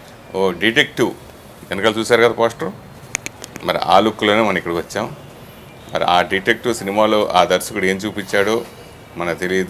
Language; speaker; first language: Telugu; native; Telugu